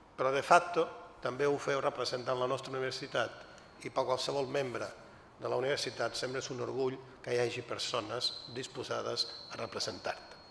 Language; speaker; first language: Catalan; non-native, fluent; Italian